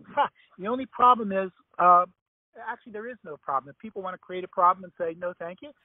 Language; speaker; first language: English; native; English